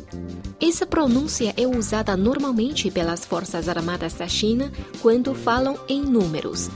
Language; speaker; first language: Portuguese; non-native, fluent; Chinese